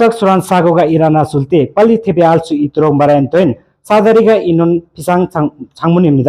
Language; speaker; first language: Korean; non-native, learner; Nepali